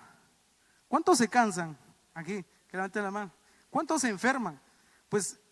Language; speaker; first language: Spanish; native; Spanish